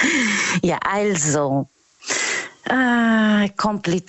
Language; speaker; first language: German; non-native, fluent; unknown